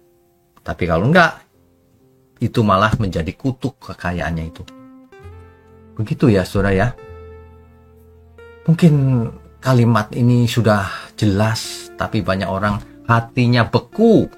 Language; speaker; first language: Indonesian; native; Indonesian